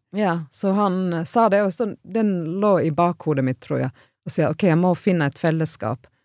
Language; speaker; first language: Norwegian; non-native, fluent; Finnish